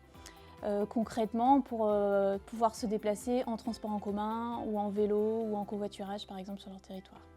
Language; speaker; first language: French; native; French